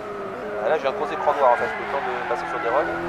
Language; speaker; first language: French; native; French